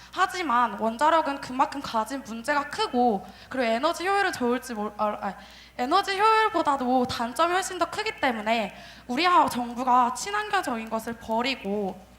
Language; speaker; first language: Korean; native; Korean